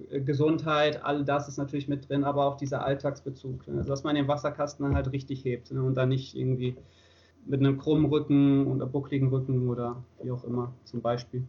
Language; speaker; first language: German; native; German